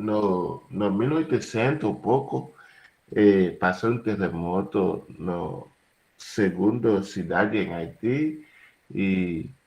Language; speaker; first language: Portuguese; non-native, learner; Haitian Creole